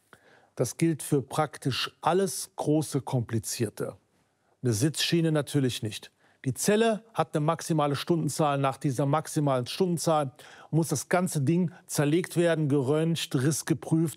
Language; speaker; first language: German; native; German